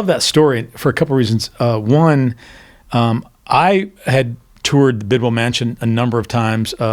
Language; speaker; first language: English; native; English